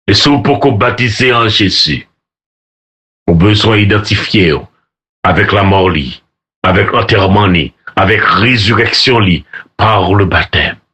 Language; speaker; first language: French; non-native, local second language; Haitian Creole